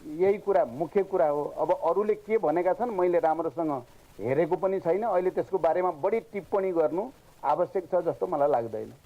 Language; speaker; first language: Nepali; native; Nepali